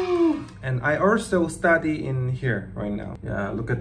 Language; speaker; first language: English; non-native, learner; Korean